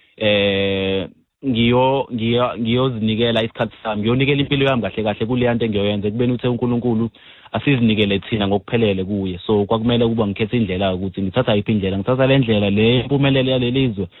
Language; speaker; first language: Zulu; native; Zulu